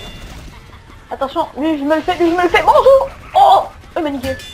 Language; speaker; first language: French; native; French